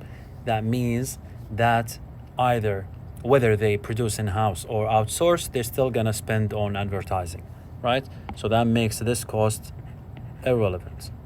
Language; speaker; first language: English; non-native, fluent; Arabic